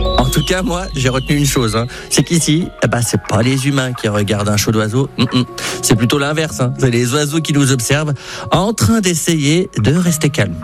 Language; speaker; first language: French; native; French